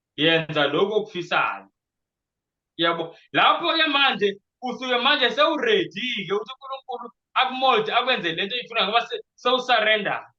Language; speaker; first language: Zulu; native; Zulu